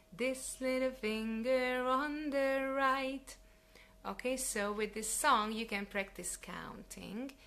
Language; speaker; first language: English; non-native, fluent; Hungarian